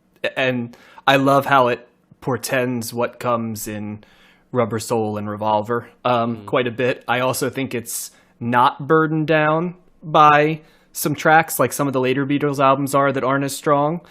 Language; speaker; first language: English; native; English